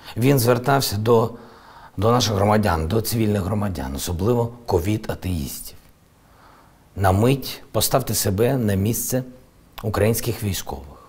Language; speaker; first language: Ukrainian; non-native, local second language; Russian